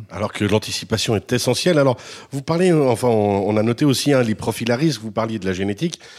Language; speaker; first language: French; native; French